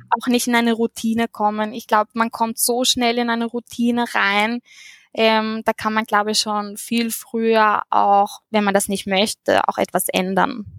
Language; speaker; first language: German; early bilingual, heritage; German